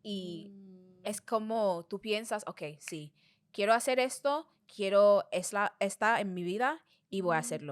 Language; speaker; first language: Spanish; non-native, fluent; English